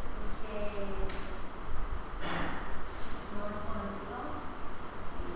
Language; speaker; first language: Spanish; non-native, learner; English